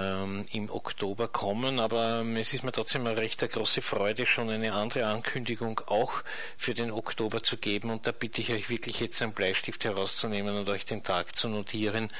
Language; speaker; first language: German; native; German